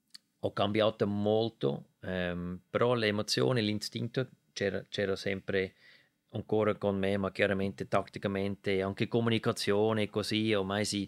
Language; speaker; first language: Italian; non-native, local second language; German